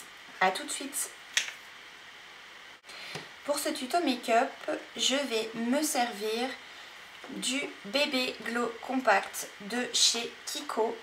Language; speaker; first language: French; native; French